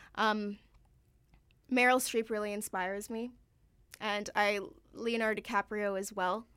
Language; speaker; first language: English; early bilingual, other home language; Filipino